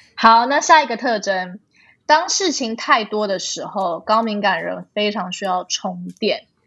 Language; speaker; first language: Chinese; early bilingual, heritage; Chinese